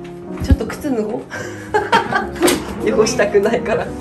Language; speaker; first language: Japanese; native; Japanese